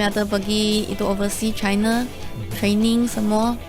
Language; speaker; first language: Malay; non-native, local second language; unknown